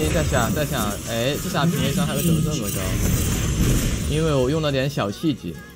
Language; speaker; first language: Chinese; native; Chinese